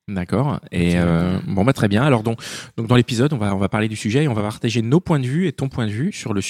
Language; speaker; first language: French; native; French